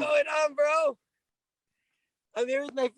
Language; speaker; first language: English; native; English